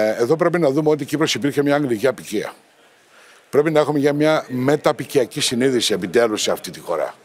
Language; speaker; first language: Greek; non-native, local second language; Turkish